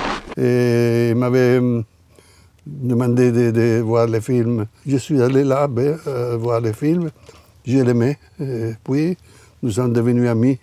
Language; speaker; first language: French; non-native, fluent; Italian